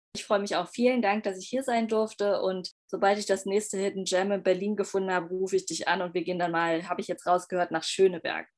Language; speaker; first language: German; native; German